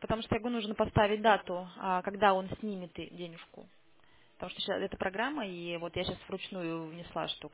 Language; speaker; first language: Russian; native; Russian